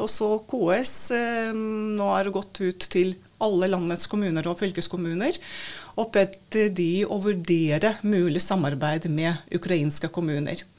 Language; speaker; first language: Norwegian; non-native, fluent; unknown